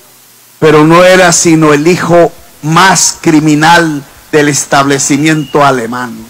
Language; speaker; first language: Spanish; native; Spanish